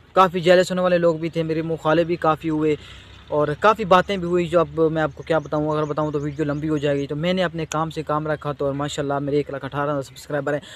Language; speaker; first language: Urdu; non-native, local second language; Saraiki